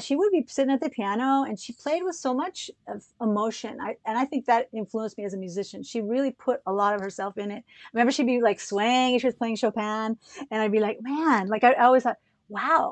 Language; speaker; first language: English; early bilingual, other home language; Spanish